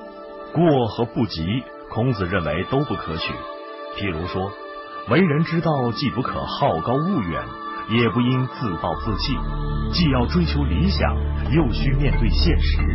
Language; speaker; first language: Chinese; native; Chinese